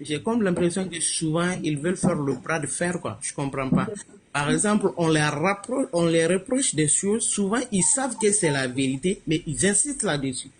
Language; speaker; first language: French; non-native, local second language; Bambara